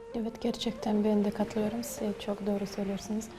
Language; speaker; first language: Turkish; non-native, learner; Kazakh